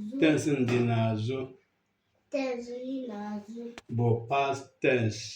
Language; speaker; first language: Igbo; native; Igbo